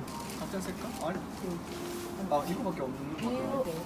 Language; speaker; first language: Korean; non-native, learner; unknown